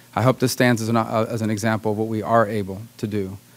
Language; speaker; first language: English; native; English